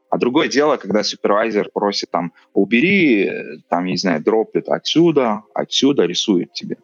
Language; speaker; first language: Russian; non-native, local second language; Uzbek